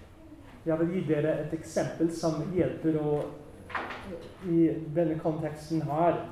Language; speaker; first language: Norwegian; non-native, fluent; English